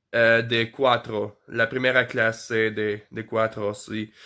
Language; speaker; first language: Spanish; non-native, fluent; French